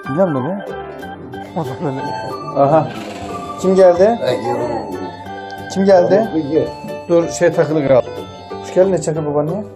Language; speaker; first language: Turkish; native; Turkish